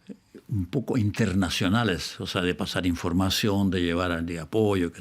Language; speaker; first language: Spanish; native; Spanish